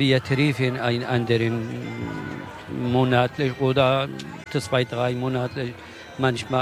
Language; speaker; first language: German; non-native, learner; Kurdish